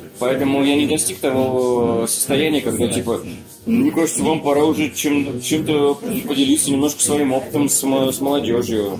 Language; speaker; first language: Russian; native; Russian